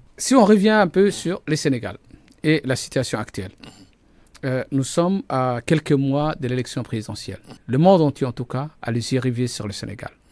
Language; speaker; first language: French; non-native, local second language; Somali